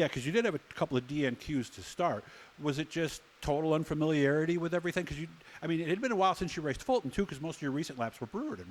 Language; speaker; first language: English; native; English